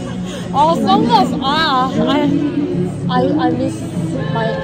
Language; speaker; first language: English; non-native, learner; Korean